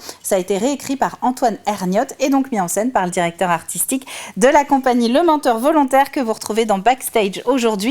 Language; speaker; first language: French; native; French